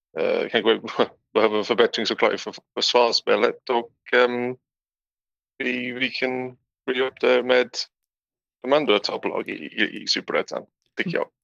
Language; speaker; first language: Swedish; non-native, learner; English